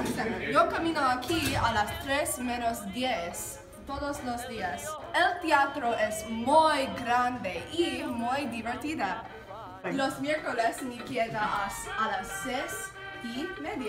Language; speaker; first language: Spanish; non-native, learner; English